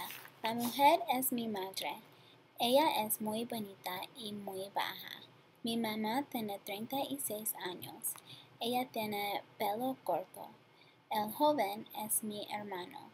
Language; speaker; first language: Spanish; non-native, learner; English